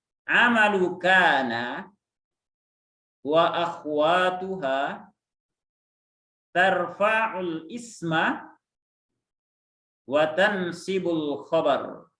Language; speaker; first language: Arabic; non-native, fluent; Indonesian